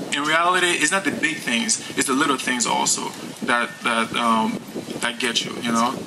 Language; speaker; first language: English; non-native, fluent; Haitian Creole